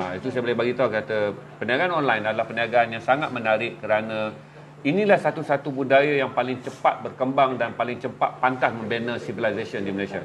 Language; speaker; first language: Malay; native; Malay